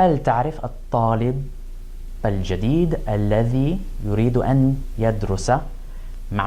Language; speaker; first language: Arabic; non-native, fluent; English